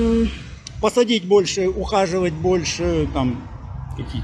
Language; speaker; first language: Russian; native; Russian